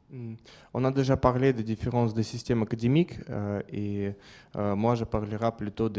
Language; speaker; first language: French; non-native, fluent; Russian